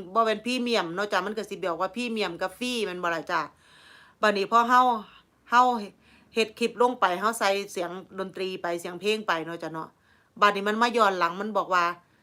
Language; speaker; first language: Thai; native; Thai